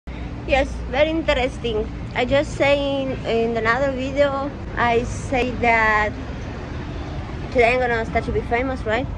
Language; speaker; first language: English; non-native, fluent; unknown